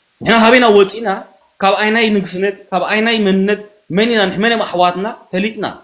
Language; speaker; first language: Tigrinya; early bilingual, heritage; Tigrinya